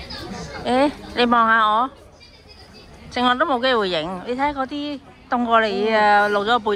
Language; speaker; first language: Chinese; native; Chinese